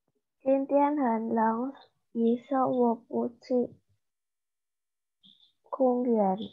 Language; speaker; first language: Chinese; non-native, learner; Indonesian